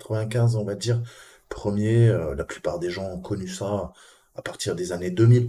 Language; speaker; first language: French; native; French